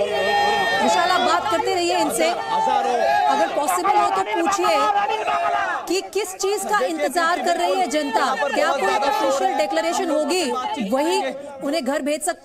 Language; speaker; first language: Hindi; native; Hindi